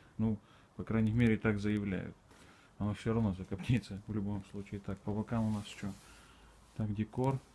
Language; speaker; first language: Russian; native; Russian